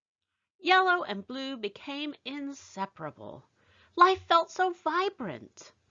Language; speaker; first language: English; native; English